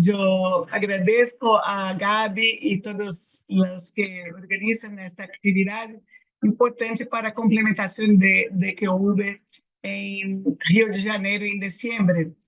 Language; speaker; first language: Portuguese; non-native, fluent; Spanish